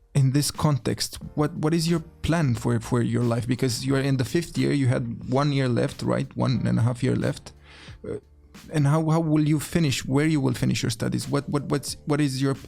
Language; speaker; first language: English; non-native, fluent; Romanian